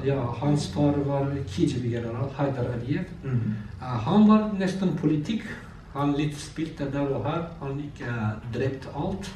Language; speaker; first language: Norwegian; non-native, learner; Azerbaijani